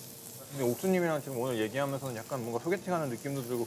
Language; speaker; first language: Korean; native; Korean